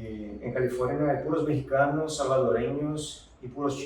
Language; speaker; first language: Spanish; non-native, fluent; Portuguese